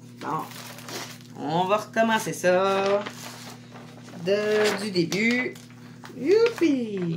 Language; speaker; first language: French; native; French